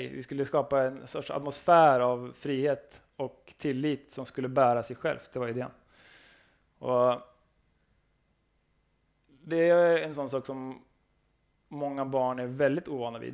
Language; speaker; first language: Swedish; native; Swedish